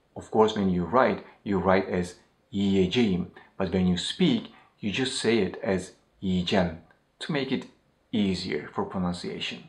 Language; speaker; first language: English; non-native, fluent; Turkish